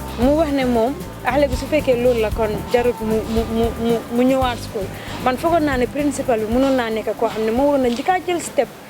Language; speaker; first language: Wolof; non-native, local second language; Jola-Fonyi